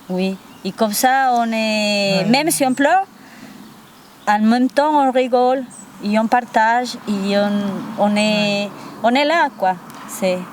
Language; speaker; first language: French; non-native, fluent; Spanish